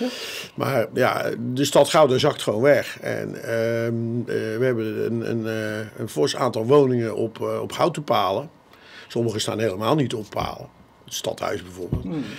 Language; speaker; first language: Dutch; native; Dutch